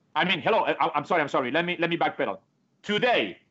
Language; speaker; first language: English; non-native, fluent; Spanish